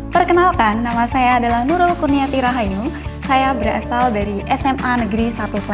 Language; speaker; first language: Indonesian; native; Indonesian